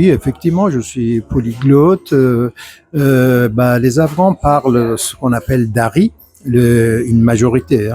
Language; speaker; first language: French; non-native, fluent; Persian